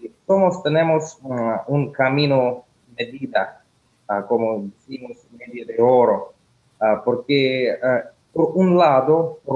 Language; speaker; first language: Spanish; non-native, learner; Russian